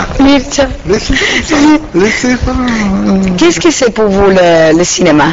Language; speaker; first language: French; non-native, learner; Italian